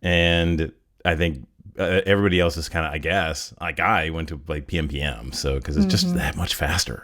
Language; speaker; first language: English; native; English